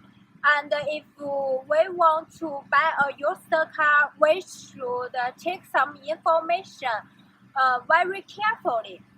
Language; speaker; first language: English; non-native, learner; Chinese